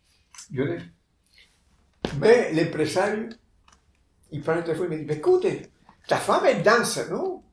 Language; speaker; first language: French; non-native, fluent; Spanish